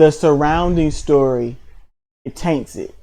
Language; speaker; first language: English; native; English